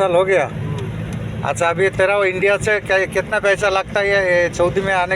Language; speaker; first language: Hindi; non-native, learner; Bangla